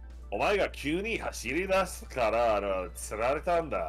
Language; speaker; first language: Japanese; non-native, fluent; English